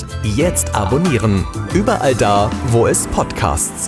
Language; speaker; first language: German; native; German